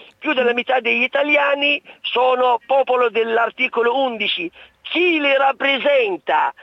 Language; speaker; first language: Italian; non-native, fluent; Arabic